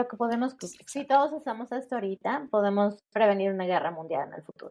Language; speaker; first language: Spanish; native; Spanish